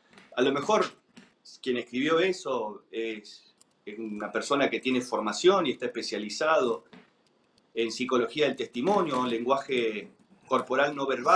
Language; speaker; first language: Spanish; native; Spanish